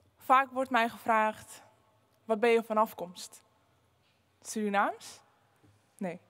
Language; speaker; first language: Dutch; early bilingual, other home language; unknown